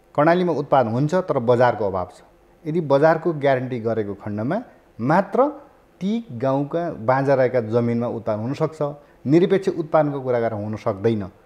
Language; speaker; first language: Nepali; native; Nepali